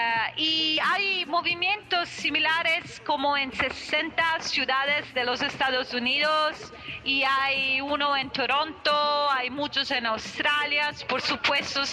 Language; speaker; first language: Spanish; non-native, fluent; Italian